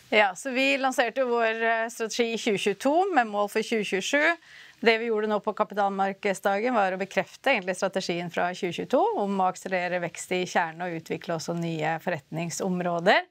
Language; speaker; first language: Norwegian; native; Norwegian